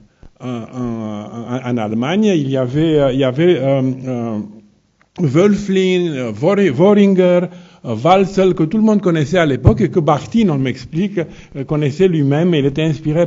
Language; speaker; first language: French; non-native, fluent; Romanian